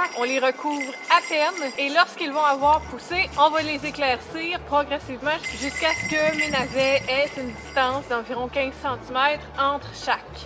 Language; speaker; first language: French; native; French